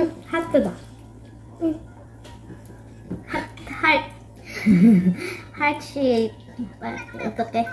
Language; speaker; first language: Korean; non-native, learner; Filipino